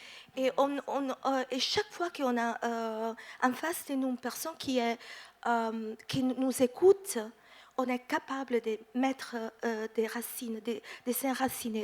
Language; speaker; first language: French; non-native, fluent; Italian